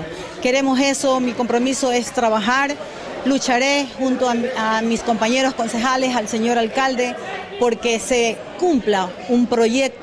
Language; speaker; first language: Spanish; native; Spanish